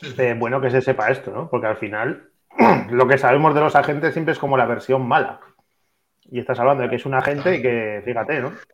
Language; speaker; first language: Spanish; native; Spanish